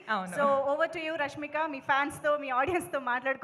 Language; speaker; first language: Telugu; native; Telugu